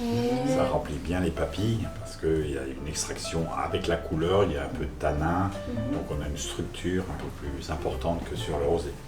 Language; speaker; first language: French; native; French